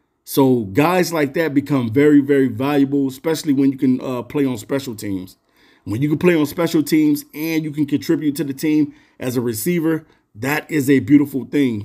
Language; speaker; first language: English; native; English